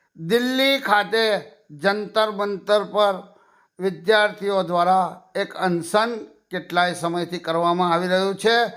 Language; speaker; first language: Gujarati; native; Gujarati